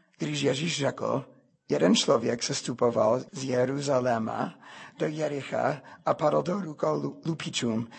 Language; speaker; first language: Czech; non-native, fluent; English